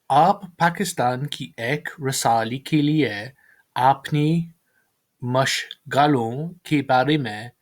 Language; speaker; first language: Urdu; non-native, learner; English